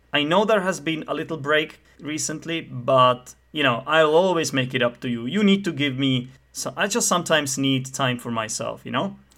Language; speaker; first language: English; non-native, fluent; Czech